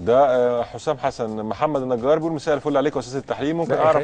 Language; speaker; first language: Arabic; native; Arabic